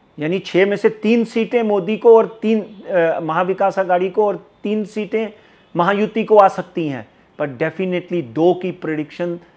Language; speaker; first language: Hindi; native; Hindi